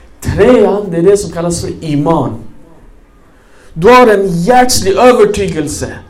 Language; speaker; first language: Swedish; early bilingual, other home language; Arabic